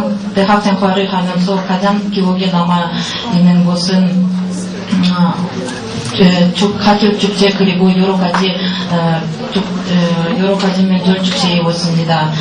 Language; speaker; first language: Korean; non-native, learner; Russian